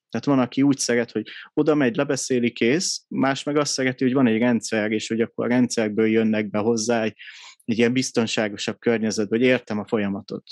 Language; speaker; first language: Hungarian; native; Hungarian